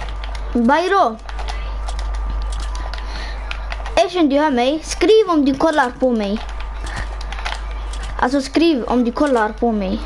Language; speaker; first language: Swedish; early bilingual, other home language; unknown